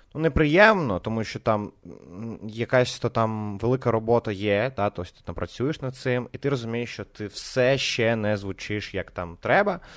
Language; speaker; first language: Ukrainian; non-native, local second language; Russian